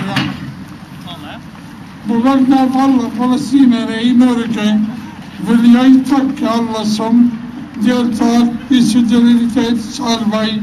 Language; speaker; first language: Norwegian; non-native, fluent; Arabic